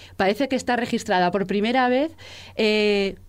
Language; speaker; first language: Spanish; native; Spanish